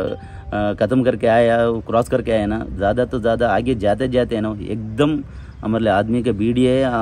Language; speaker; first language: Hindi; non-native, local second language; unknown